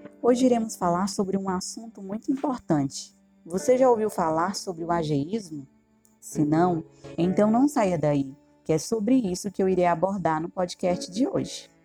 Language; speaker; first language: Portuguese; native; Portuguese